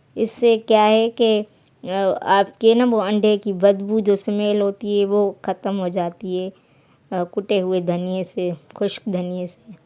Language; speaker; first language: Urdu; non-native, local second language; Sindhi